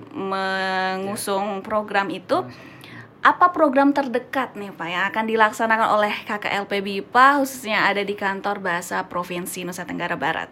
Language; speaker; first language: Indonesian; native; Indonesian